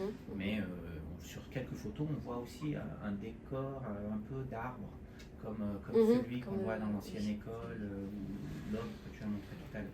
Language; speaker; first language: French; native; French